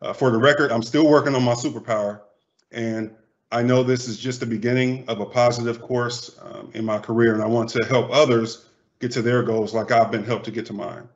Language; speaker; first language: English; native; English